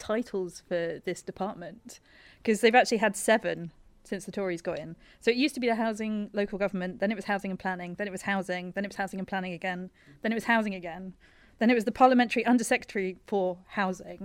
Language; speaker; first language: English; native; English